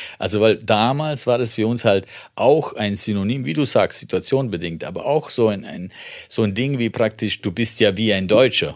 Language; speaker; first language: German; early bilingual, other home language; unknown